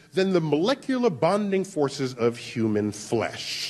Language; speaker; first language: English; native; English